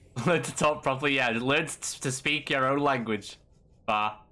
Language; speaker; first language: English; native; English